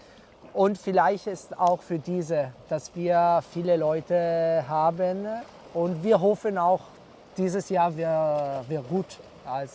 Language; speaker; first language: German; non-native, learner; Italian